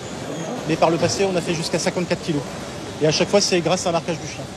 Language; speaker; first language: French; native; French